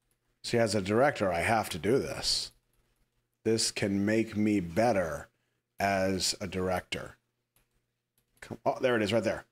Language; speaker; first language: English; native; English